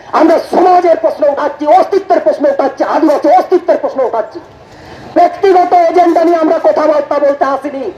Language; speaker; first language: Bangla; non-native, local second language; Santali